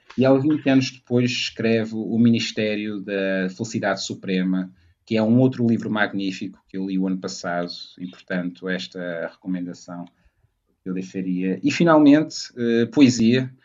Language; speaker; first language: Portuguese; native; Portuguese